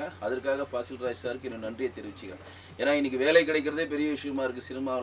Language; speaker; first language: Tamil; native; Tamil